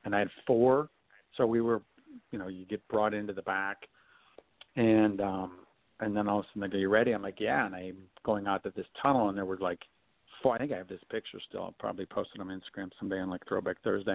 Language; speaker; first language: English; native; English